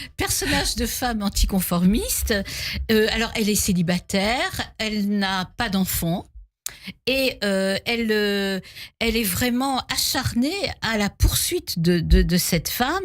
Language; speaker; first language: French; native; French